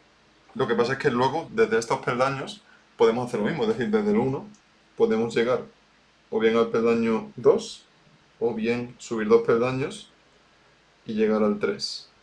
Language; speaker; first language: Spanish; native; Spanish